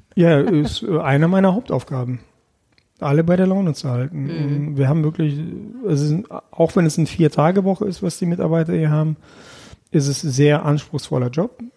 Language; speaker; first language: German; early bilingual, other home language; Russian